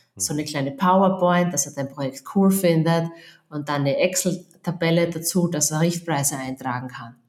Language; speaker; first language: German; native; German